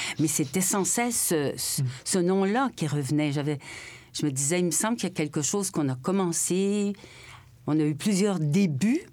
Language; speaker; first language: French; native; French